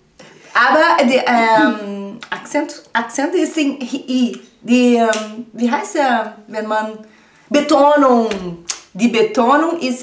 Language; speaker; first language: German; non-native, fluent; Portuguese